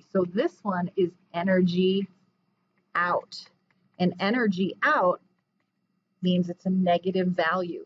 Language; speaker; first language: English; native; English